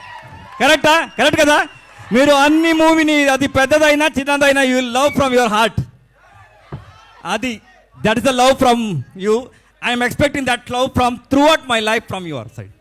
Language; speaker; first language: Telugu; non-native, learner; Kannada